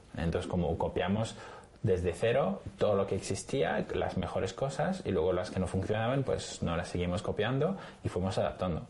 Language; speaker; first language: Spanish; non-native, fluent; French